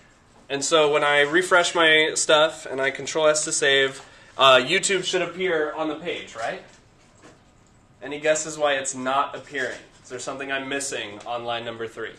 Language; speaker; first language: English; native; English